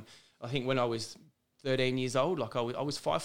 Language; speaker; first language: English; native; English